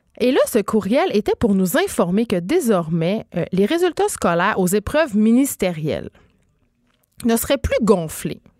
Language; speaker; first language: French; native; French